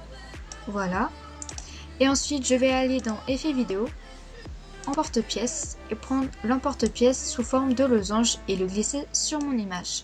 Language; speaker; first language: French; native; French